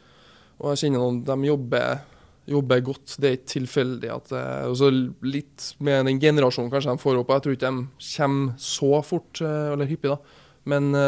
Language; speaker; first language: Norwegian; native; Norwegian